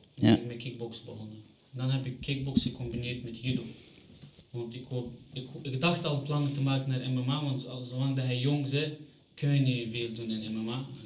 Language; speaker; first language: Dutch; non-native, fluent; Chechen